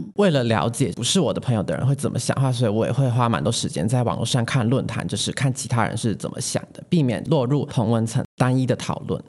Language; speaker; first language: Chinese; native; Chinese